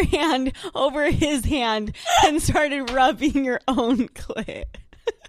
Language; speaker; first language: English; native; English